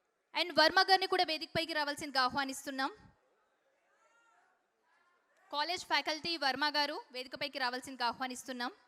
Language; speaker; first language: Telugu; native; Telugu